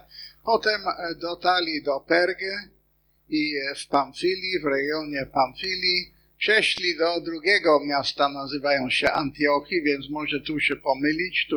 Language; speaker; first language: Polish; non-native, fluent; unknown